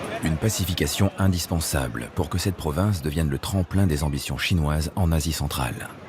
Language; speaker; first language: French; native; French